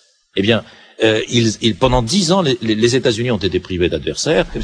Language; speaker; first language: French; native; French